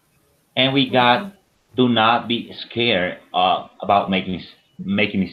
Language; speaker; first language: English; non-native, fluent; Spanish